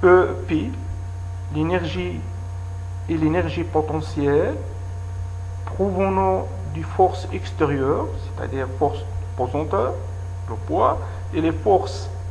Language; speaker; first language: French; non-native, local second language; Arabic